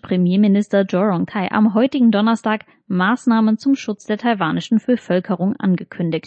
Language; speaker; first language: German; native; German